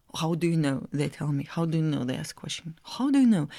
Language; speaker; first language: English; non-native, fluent; Russian